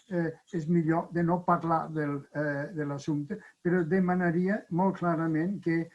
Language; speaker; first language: Catalan; non-native, fluent; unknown